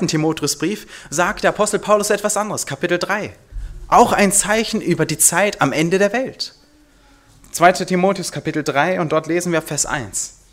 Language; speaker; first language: German; early bilingual, heritage; German